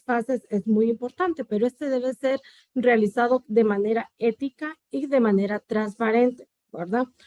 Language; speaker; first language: Spanish; native; Spanish